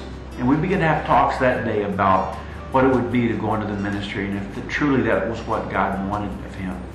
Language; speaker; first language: English; native; English